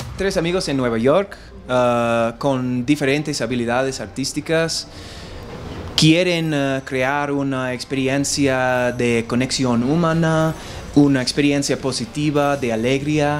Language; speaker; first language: Spanish; non-native, learner; English